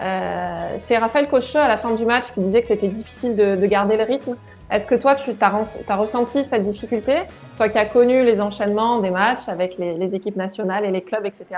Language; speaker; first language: French; native; French